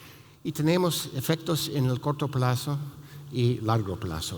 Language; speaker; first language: Spanish; non-native, fluent; English